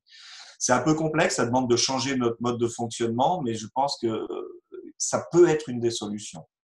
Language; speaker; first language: French; native; French